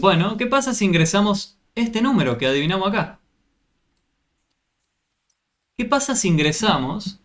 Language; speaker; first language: Spanish; native; Spanish